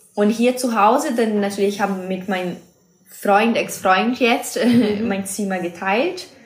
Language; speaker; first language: German; non-native, fluent; Portuguese